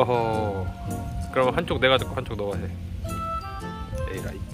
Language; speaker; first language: Korean; native; Korean